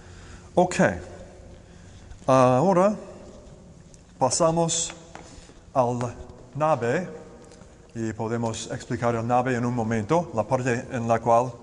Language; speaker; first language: Spanish; non-native, learner; English